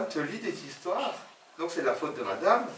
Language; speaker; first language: French; native; French